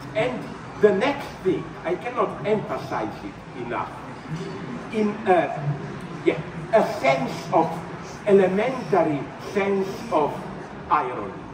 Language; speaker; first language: English; non-native, fluent; Slovenian